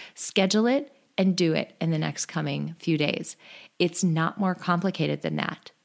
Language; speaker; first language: English; native; English